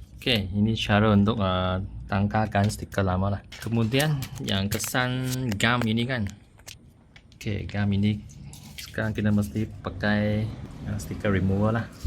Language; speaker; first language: Malay; non-native, local second language; Chinese